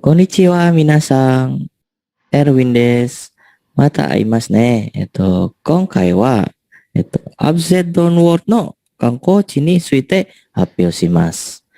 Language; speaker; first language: Japanese; non-native, learner; Indonesian